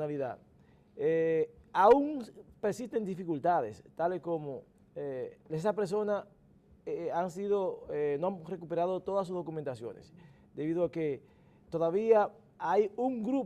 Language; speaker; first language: Spanish; native; Spanish